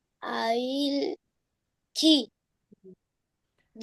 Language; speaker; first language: English; non-native, learner; Bangla